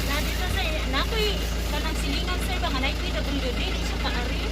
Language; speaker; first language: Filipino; non-native, local second language; Cebuano